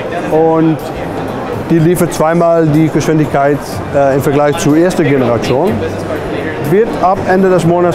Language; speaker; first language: German; non-native, fluent; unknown